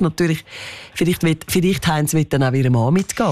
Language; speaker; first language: German; native; German